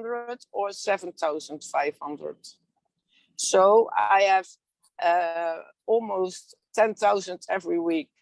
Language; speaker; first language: English; non-native, learner; Dutch